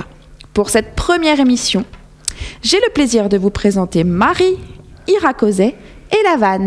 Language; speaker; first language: French; native; French